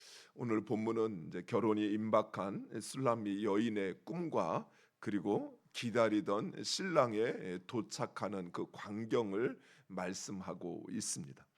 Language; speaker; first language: Korean; native; Korean